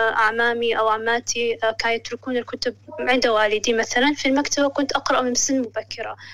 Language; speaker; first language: Arabic; non-native, local second language; Somali